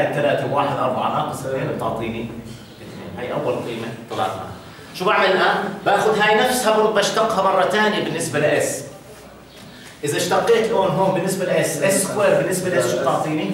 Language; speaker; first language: Arabic; native; Arabic